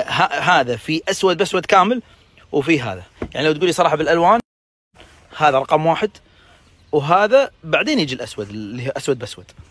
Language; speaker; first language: Arabic; native; Arabic